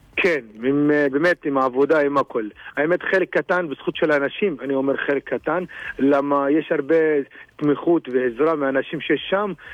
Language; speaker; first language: Hebrew; non-native, local second language; Arabic